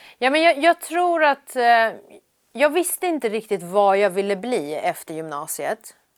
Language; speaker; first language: Swedish; early bilingual, other home language; Persian